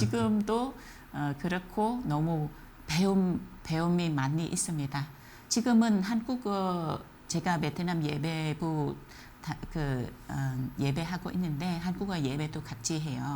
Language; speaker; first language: Korean; non-native, fluent; Vietnamese